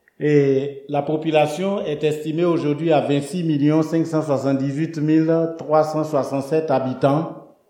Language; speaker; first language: French; non-native, local second language; Baoulé